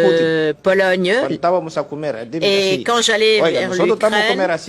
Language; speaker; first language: French; non-native, local second language; Portuguese